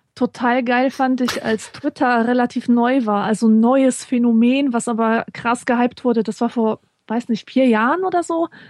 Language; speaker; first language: German; early bilingual, other home language; Polish